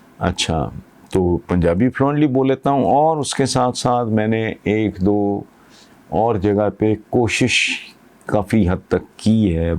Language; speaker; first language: Urdu; non-native, local second language; Punjabi